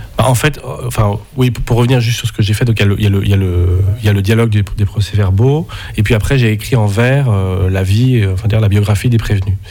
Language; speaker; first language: French; native; French